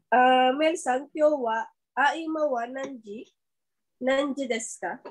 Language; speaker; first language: Japanese; non-native, learner; Filipino